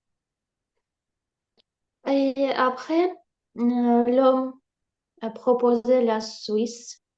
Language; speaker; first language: French; non-native, learner; Ukrainian